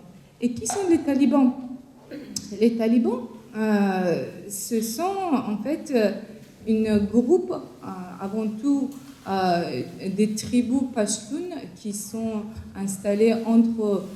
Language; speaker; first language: French; non-native, fluent; Persian